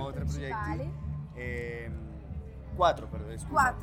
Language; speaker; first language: Italian; non-native, learner; Spanish